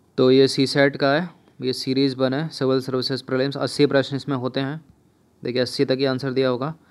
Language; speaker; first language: Hindi; native; Hindi